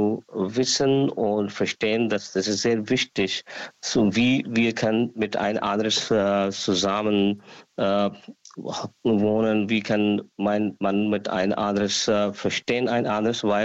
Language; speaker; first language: German; non-native, learner; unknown